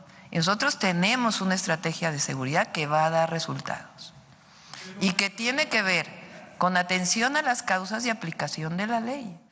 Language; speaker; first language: Spanish; native; Spanish